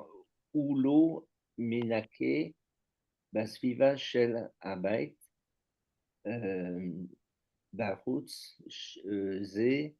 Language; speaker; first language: Hebrew; non-native, learner; French